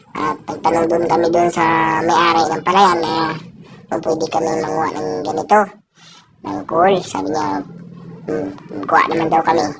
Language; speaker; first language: Filipino; non-native, local second language; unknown